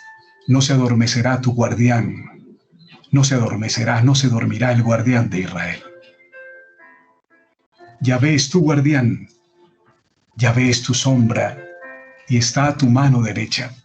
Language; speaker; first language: Spanish; native; Spanish